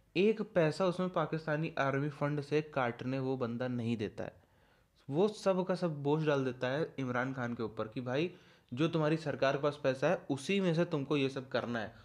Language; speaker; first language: Hindi; native; Hindi